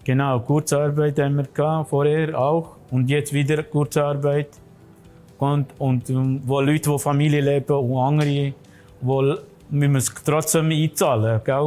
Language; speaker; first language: German; non-native, learner; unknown